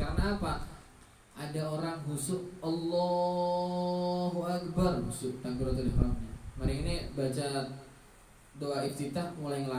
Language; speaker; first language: Indonesian; non-native, local second language; Javanese